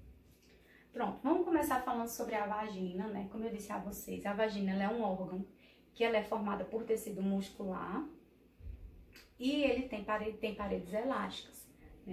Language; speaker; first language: Portuguese; native; Portuguese